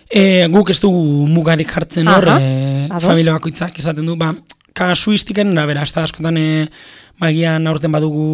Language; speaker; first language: Basque; native; Basque